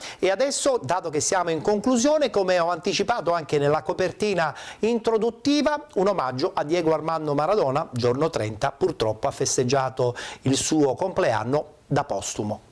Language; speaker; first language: Italian; native; Italian